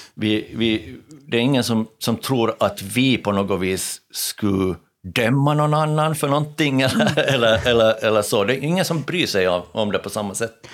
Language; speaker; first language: Swedish; native; Swedish